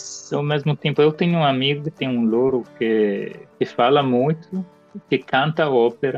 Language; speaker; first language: Portuguese; non-native, fluent; Italian